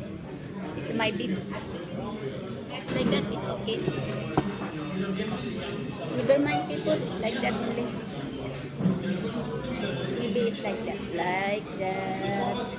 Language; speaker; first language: English; non-native, local second language; Filipino